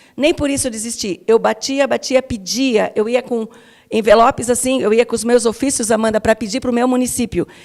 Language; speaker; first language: Portuguese; native; Portuguese